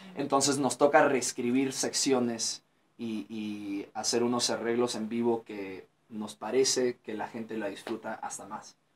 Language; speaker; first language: Spanish; early bilingual, heritage; Spanish